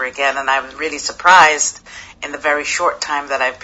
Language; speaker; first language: English; native; English